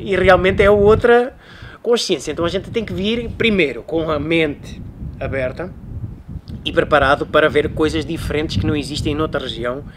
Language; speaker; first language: Portuguese; native; Portuguese